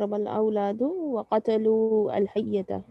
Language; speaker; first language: Arabic; non-native, learner; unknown